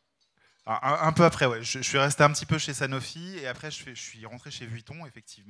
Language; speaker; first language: French; native; French